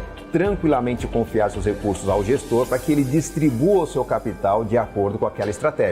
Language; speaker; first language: Portuguese; native; Portuguese